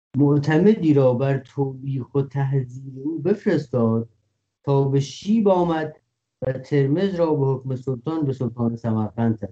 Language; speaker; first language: Persian; non-native, local second language; Kurdish